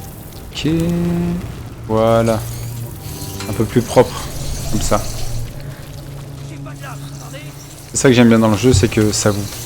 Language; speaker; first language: French; native; French